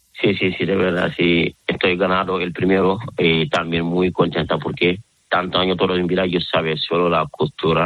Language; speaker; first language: Spanish; non-native, learner; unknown